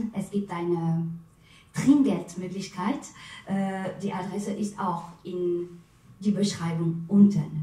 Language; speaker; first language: German; non-native, fluent; French